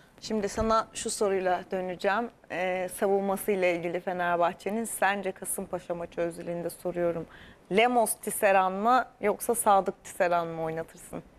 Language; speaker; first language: Turkish; native; Turkish